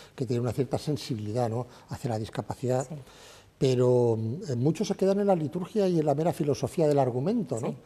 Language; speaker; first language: Spanish; native; Spanish